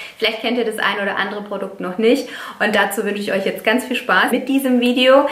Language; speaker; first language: German; non-native, fluent; Italian